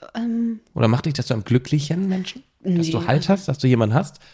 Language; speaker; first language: German; native; German